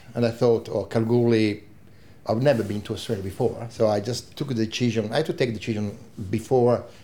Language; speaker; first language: English; non-native, fluent; Italian